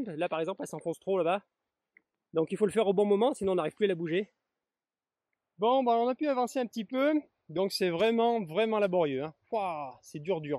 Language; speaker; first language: French; native; French